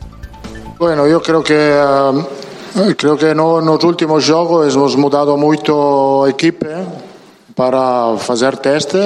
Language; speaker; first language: Spanish; non-native, fluent; Italian